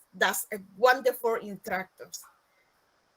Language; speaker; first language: English; non-native, learner; Spanish